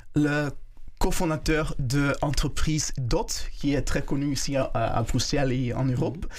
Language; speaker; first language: French; non-native, local second language; Kinyarwanda